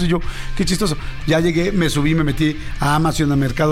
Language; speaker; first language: Spanish; native; Spanish